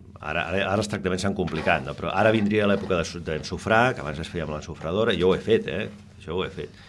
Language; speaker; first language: Catalan; non-native, local second language; Spanish